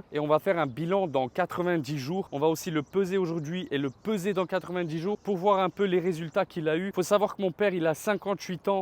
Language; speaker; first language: French; native; French